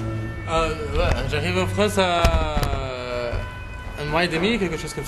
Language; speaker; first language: French; non-native, learner; Portuguese